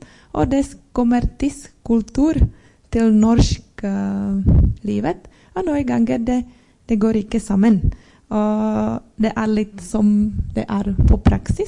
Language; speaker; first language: Norwegian; non-native, learner; Czech